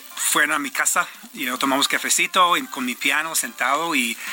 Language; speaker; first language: Spanish; non-native, fluent; English